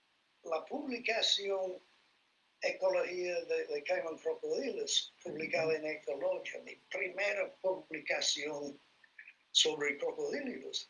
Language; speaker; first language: Spanish; non-native, fluent; English